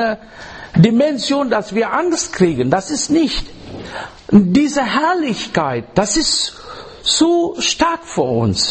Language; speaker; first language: German; non-native, learner; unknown